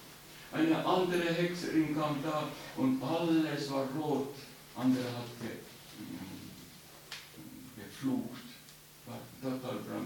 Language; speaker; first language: German; non-native, fluent; Estonian